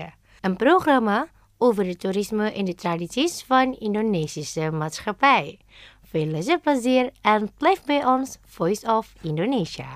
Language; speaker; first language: Dutch; non-native, fluent; Indonesian